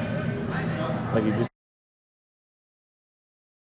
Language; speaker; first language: English; native; English